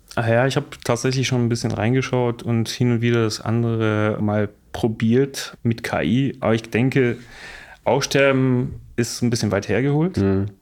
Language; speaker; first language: German; non-native, fluent; Bosnian